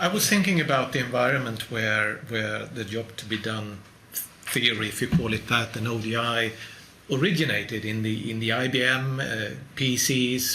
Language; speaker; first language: English; non-native, fluent; Swedish